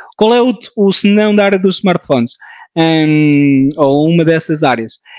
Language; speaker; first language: Portuguese; early bilingual, heritage; French